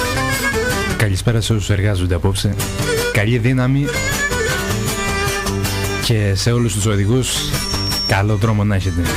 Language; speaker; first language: Greek; native; Greek